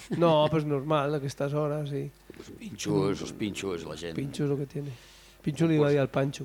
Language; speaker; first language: Catalan; non-native, local second language; Spanish